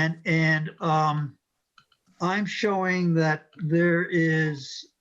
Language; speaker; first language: English; native; English